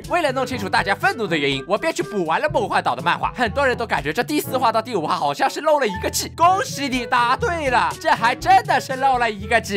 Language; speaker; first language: Chinese; native; Chinese